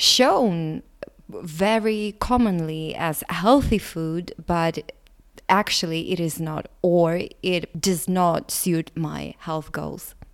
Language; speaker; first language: English; non-native, fluent; Latvian